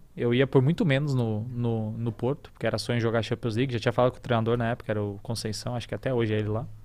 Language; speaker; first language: Portuguese; native; Portuguese